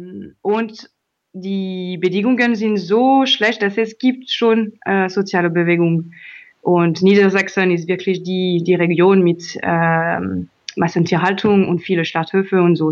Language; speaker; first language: German; non-native, learner; French